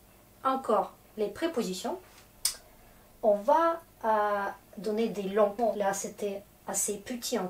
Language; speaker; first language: French; non-native, fluent; Russian